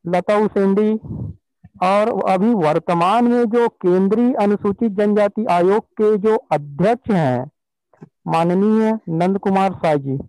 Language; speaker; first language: Hindi; native; Hindi